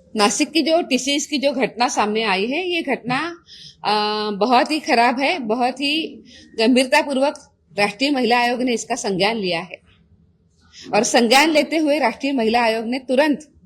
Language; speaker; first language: Hindi; non-native, local second language; Marathi